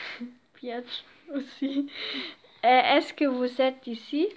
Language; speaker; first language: French; non-native, learner; German